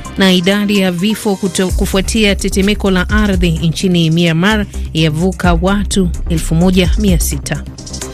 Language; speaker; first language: Swahili; native; Swahili